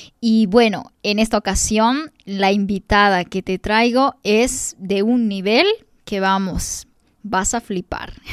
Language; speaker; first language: Spanish; native; Spanish